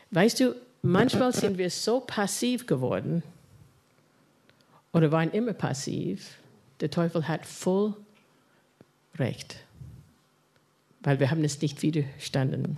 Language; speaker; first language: German; non-native, fluent; English